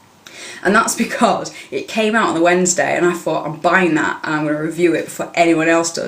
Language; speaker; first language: English; native; English